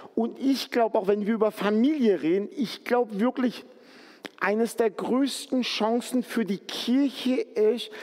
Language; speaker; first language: German; native; German